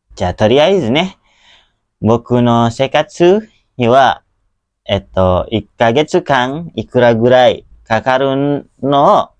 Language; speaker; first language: Japanese; non-native, learner; Indonesian